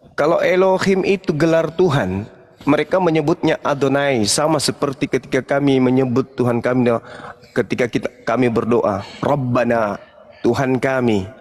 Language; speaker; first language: Indonesian; native; Indonesian